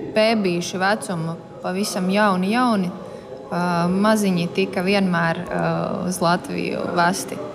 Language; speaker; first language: Latvian; native; Latvian